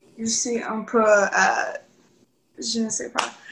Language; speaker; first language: French; non-native, learner; English